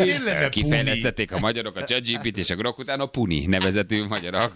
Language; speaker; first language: Hungarian; native; Hungarian